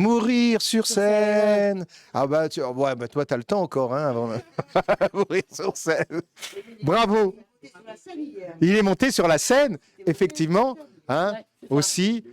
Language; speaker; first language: French; native; French